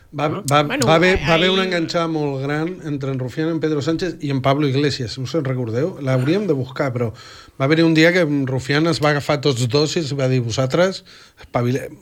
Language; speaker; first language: Catalan; native; Catalan